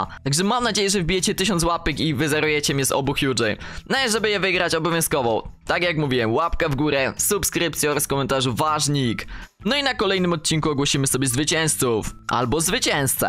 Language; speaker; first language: Polish; native; Polish